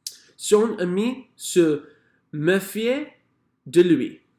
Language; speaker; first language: French; non-native, learner; English